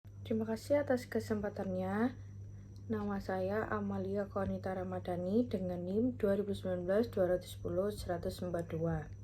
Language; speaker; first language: Indonesian; native; Indonesian